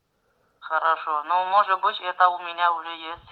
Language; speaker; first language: Russian; non-native, learner; Chinese